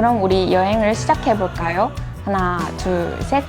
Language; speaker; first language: Korean; non-native, fluent; Chinese